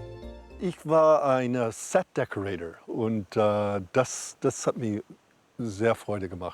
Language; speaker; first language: German; early bilingual, heritage; English